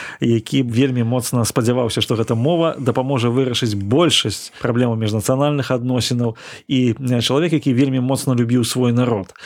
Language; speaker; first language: Belarusian; non-native, local second language; Russian